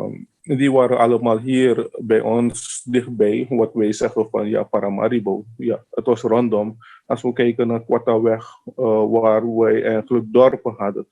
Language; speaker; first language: Dutch; non-native, local second language; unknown